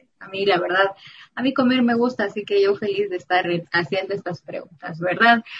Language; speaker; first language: Spanish; native; Spanish